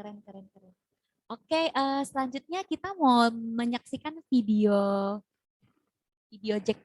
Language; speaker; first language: Indonesian; native; Indonesian